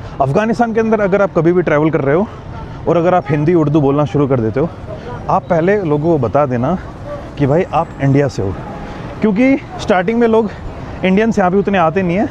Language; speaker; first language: Hindi; native; Hindi